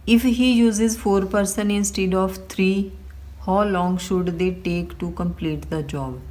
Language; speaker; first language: English; non-native, local second language; Punjabi